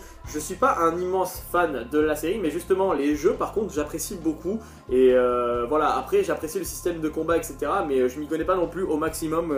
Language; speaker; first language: French; native; French